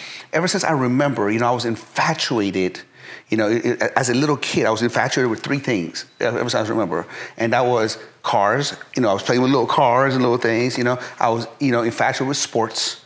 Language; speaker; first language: English; early bilingual, other home language; Persian